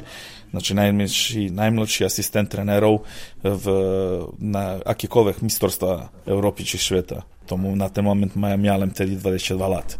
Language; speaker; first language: Polish; non-native, fluent; Serbian